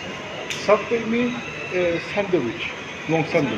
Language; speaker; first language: English; non-native, learner; Turkish